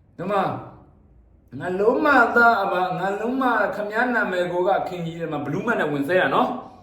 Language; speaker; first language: Burmese; native; Burmese